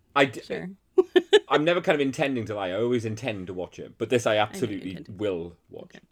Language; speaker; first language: English; native; English